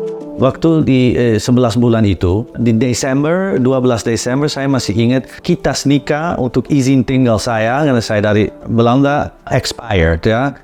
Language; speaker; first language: Indonesian; non-native, learner; Dutch